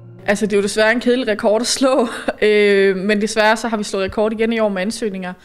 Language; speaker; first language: Danish; native; Danish